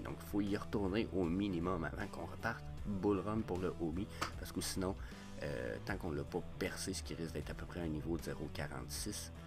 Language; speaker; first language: French; native; French